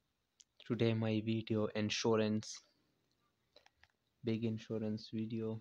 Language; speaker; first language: English; non-native, learner; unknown